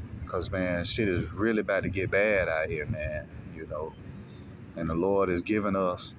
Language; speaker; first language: English; native; English